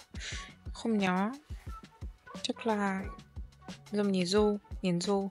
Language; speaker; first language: Vietnamese; non-native, learner; Russian